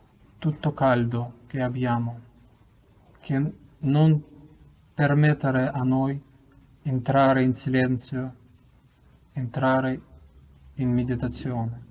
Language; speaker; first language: Italian; non-native, learner; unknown